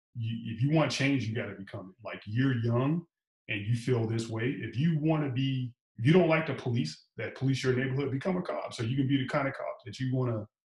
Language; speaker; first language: English; native; English